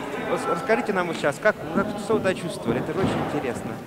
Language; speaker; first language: Russian; native; Russian